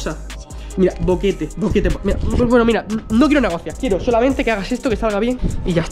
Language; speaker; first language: Spanish; native; Spanish